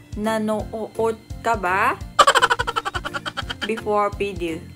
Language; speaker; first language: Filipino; non-native, learner; Japanese